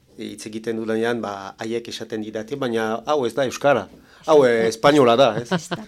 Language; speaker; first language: Basque; non-native, local second language; French